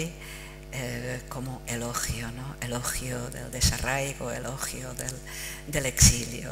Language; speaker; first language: Spanish; non-native, fluent; Czech